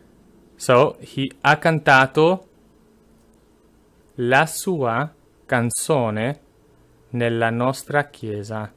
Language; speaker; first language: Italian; non-native, fluent; English